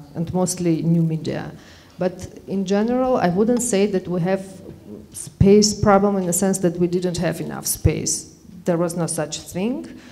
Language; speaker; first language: English; non-native, fluent; Armenian